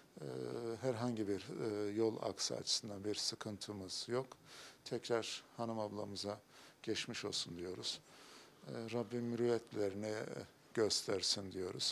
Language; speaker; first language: Turkish; native; Turkish